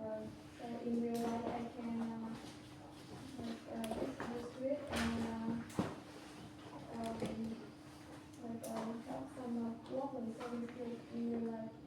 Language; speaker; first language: English; non-native, learner; Vietnamese